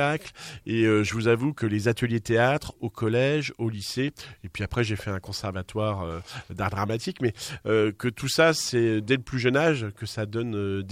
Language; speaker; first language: French; native; French